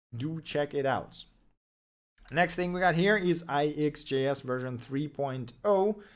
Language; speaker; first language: English; non-native, fluent; Russian